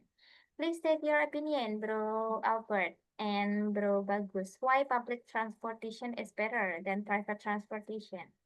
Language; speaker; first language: English; non-native, fluent; Indonesian